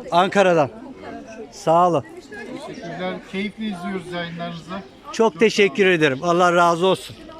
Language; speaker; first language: Turkish; native; Turkish